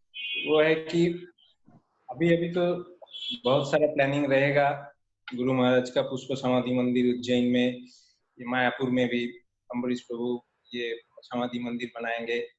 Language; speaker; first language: Hindi; native; Hindi